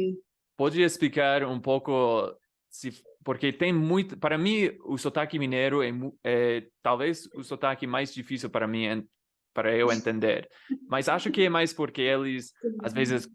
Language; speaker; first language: Portuguese; non-native, fluent; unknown